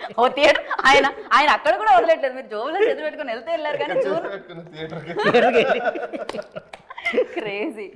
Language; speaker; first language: Telugu; native; Telugu